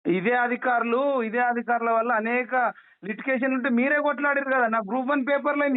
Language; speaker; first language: Telugu; native; Telugu